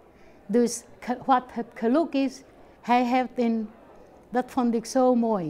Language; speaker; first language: Dutch; non-native, fluent; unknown